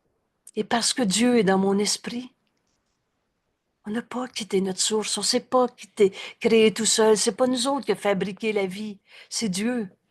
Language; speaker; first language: French; native; French